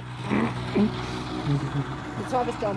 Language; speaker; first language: Swedish; non-native, learner; Danish